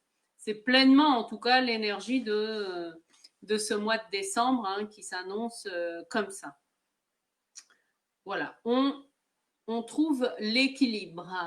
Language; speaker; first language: French; native; French